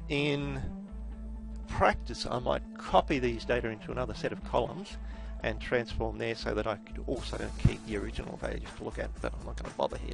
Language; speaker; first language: English; native; English